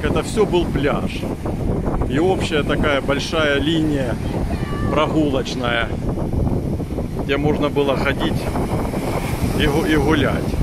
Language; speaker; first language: Russian; native; Russian